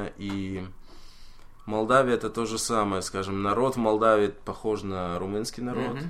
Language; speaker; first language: Russian; early bilingual, heritage; Russian